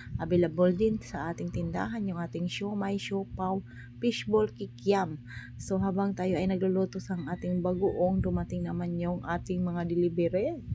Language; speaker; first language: Filipino; native; Filipino